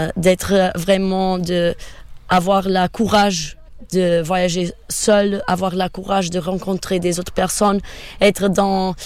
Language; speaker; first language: French; non-native, fluent; Portuguese